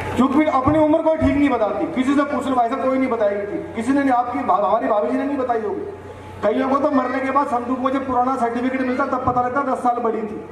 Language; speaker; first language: Hindi; native; Hindi